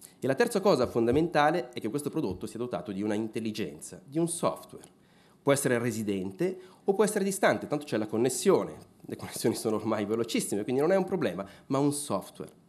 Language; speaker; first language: Italian; native; Italian